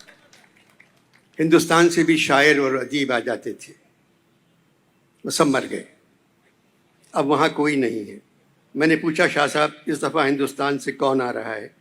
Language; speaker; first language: Urdu; native; Urdu